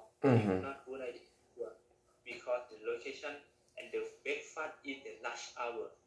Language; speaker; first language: English; non-native, learner; Thai